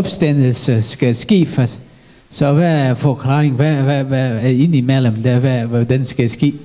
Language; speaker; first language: Danish; non-native, learner; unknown